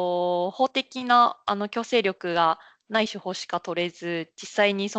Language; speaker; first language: Japanese; native; Japanese